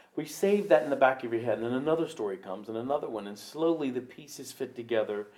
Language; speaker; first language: English; native; English